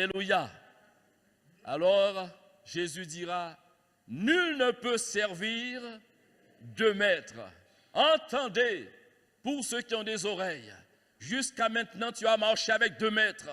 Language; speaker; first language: French; native; French